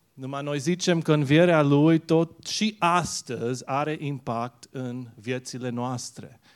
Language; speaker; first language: Romanian; early bilingual, heritage; Romanian